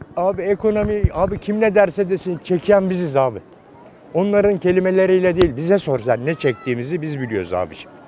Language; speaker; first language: Turkish; native; Turkish